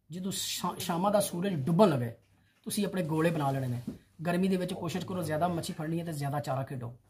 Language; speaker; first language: Urdu; non-native, local second language; Punjabi